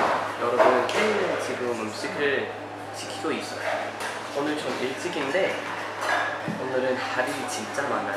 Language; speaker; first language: Korean; non-native, fluent; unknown